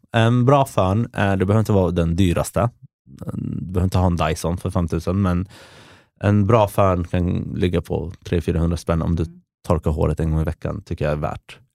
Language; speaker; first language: Swedish; early bilingual, other home language; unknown